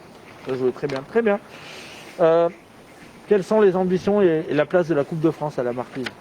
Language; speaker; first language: French; native; French